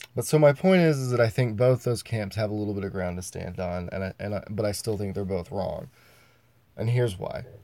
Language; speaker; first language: English; native; English